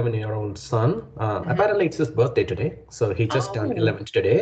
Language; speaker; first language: English; non-native, local second language; Malayalam